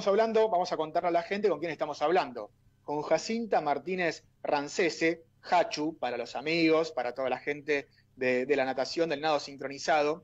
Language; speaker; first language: Spanish; native; Spanish